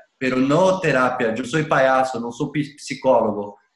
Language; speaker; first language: Spanish; non-native, learner; Portuguese